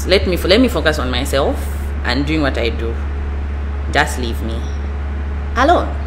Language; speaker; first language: English; non-native, local second language; Bemba